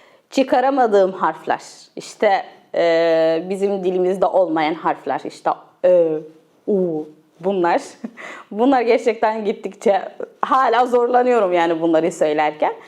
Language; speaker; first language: Turkish; non-native, fluent; Arabic